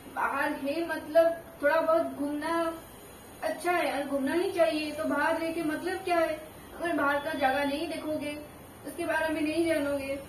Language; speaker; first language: Hindi; non-native, local second language; Odia